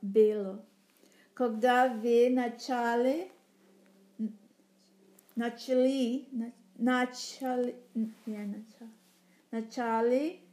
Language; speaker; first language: Russian; non-native, learner; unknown